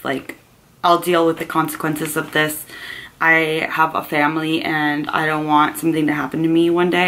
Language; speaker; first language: English; native; English